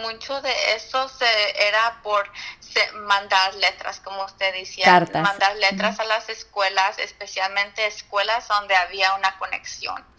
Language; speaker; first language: Spanish; early bilingual, heritage; Spanish